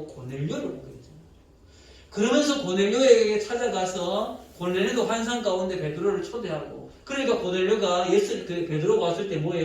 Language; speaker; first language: Korean; native; Korean